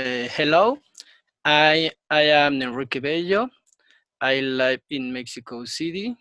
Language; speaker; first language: English; non-native, learner; Spanish